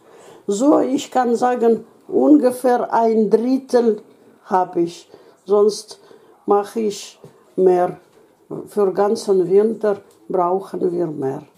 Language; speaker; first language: German; non-native, local second language; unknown